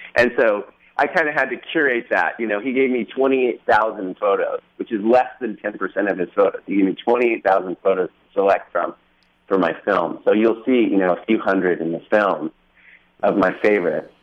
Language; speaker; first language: English; native; English